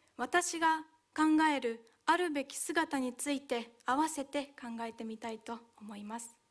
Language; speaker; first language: Japanese; early bilingual, other home language; Hungarian